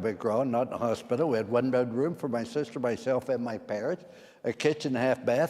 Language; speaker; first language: English; native; English